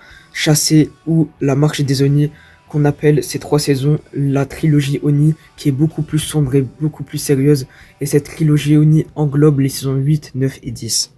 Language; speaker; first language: French; native; French